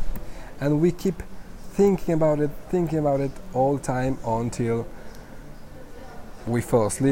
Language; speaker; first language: English; non-native, fluent; Spanish